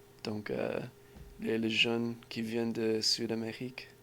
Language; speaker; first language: French; non-native, learner; English